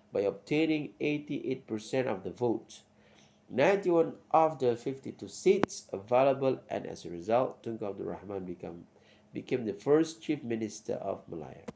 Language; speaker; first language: English; non-native, local second language; Malay